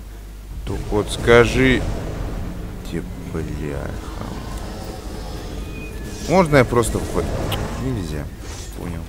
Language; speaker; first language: Russian; native; Russian